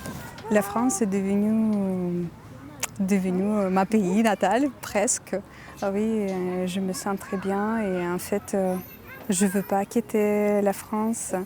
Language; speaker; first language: French; non-native, learner; Ukrainian